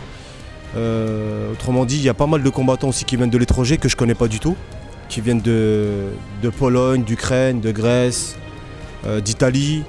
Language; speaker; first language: French; native; French